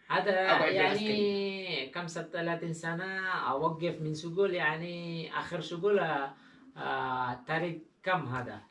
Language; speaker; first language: Arabic; non-native, learner; Indonesian